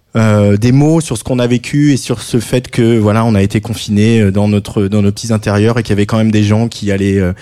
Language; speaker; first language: French; native; French